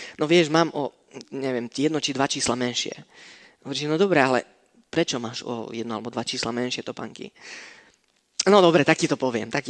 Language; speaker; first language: Slovak; non-native, fluent; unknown